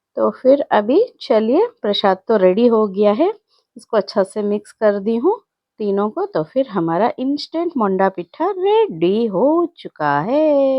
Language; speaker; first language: Hindi; non-native, local second language; Telugu